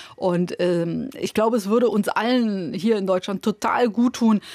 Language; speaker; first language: German; native; German